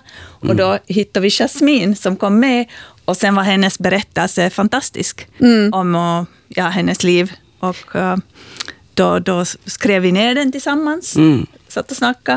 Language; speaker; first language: Swedish; native; Swedish